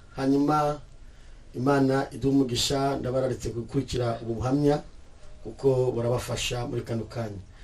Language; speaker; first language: Kinyarwanda; native; Kinyarwanda